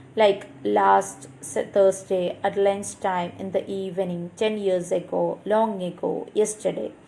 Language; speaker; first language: English; non-native, local second language; Malayalam